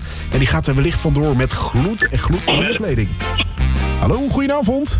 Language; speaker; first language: Dutch; native; Dutch